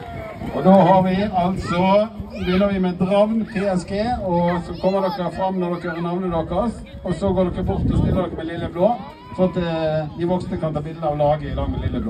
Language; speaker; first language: Norwegian; native; Norwegian